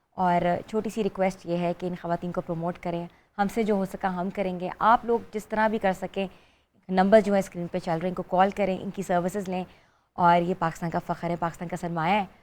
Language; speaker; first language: Urdu; native; Urdu